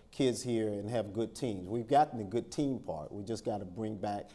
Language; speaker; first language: English; native; English